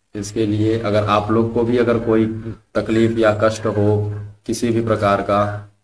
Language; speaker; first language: Hindi; native; Hindi